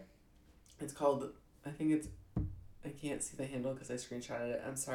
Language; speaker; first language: English; native; English